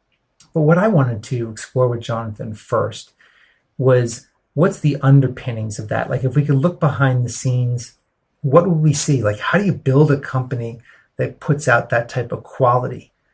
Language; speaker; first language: English; native; English